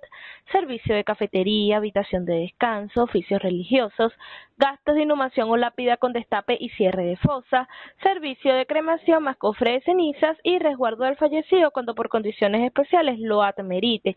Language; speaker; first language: Spanish; native; Spanish